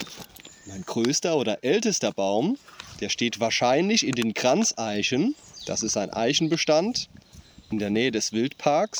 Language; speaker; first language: German; native; German